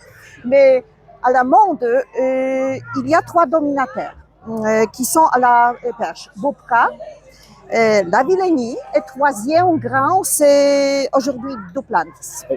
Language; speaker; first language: French; non-native, learner; Polish